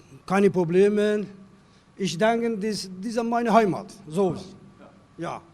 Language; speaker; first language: German; non-native, learner; Turkish